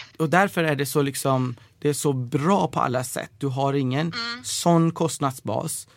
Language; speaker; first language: Swedish; early bilingual, other home language; Persian